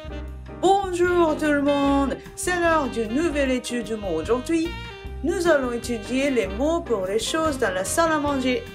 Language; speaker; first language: French; non-native, fluent; Japanese